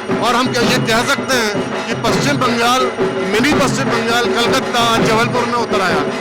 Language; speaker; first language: Hindi; non-native, local second language; Bangla